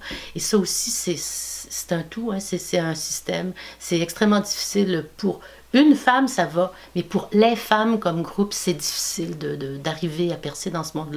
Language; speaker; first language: French; native; French